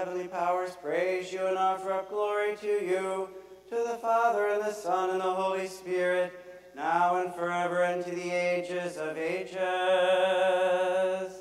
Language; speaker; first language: English; native; English